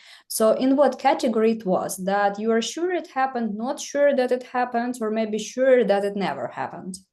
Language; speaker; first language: English; non-native, fluent; Ukrainian